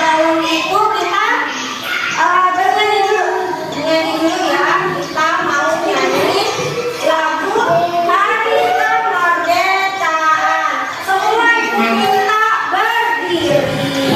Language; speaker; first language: Indonesian; native; Indonesian